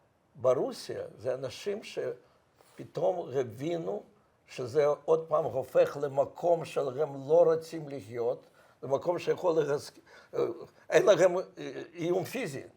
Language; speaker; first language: Hebrew; non-native, fluent; Russian